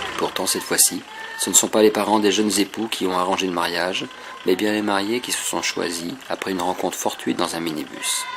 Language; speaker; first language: French; native; French